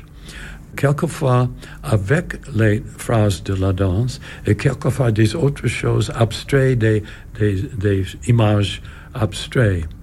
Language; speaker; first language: French; non-native, learner; English